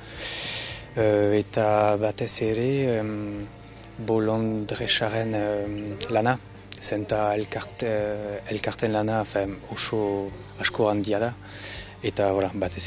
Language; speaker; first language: Basque; non-native, local second language; French